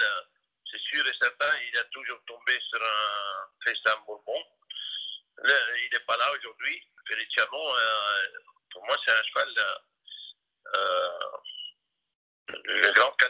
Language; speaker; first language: French; non-native, local second language; Dutch